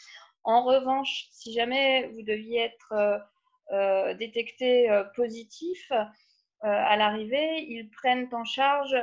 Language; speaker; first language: French; native; French